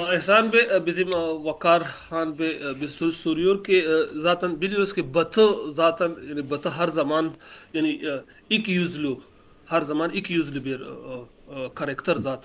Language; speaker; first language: Turkish; non-native, learner; Urdu